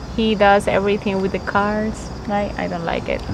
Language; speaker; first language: English; non-native, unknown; Spanish